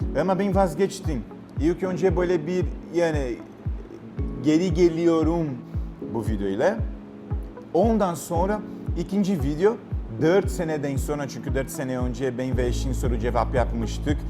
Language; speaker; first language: Turkish; non-native, learner; Portuguese